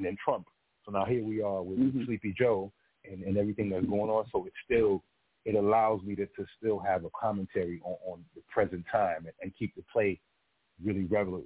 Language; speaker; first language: English; non-native, local second language; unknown